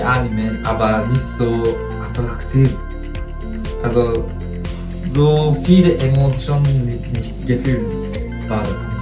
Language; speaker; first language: German; non-native, learner; Japanese